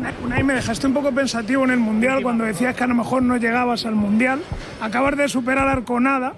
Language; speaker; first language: Spanish; native; Spanish